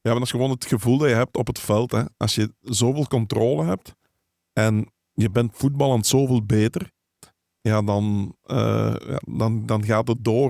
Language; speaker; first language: Dutch; native; Dutch